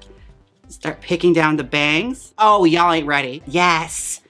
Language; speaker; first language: English; native; English